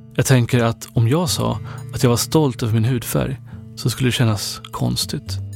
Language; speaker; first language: Swedish; native; Swedish